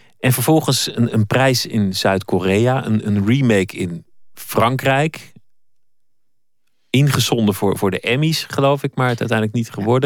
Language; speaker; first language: Dutch; native; Dutch